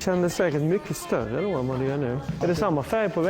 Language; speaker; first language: Swedish; native; Swedish